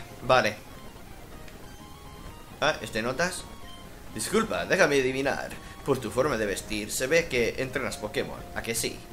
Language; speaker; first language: Spanish; native; Spanish